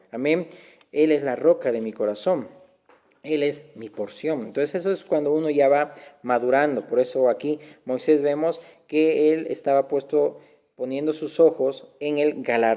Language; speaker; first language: Spanish; native; Spanish